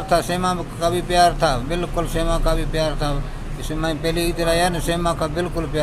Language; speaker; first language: Hindi; non-native, local second language; Baluchi